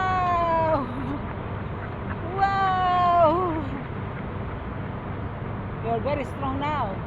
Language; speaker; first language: English; non-native, learner; Filipino